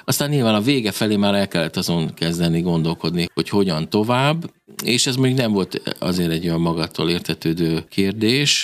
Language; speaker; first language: Hungarian; native; Hungarian